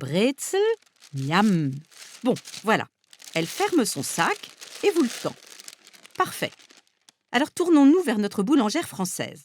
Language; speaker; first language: French; native; French